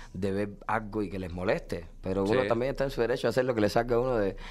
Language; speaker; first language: Spanish; native; Spanish